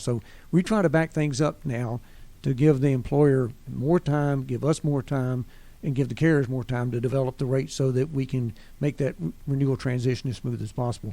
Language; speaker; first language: English; native; English